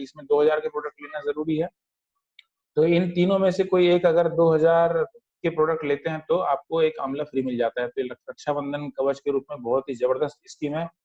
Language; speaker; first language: Hindi; native; Hindi